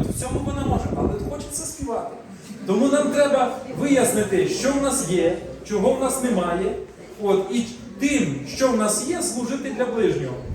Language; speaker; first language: Ukrainian; non-native, local second language; Russian